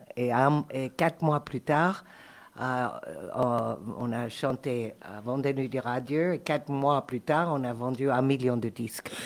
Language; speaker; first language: French; non-native, fluent; Spanish